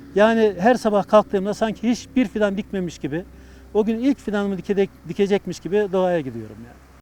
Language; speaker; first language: Turkish; native; Turkish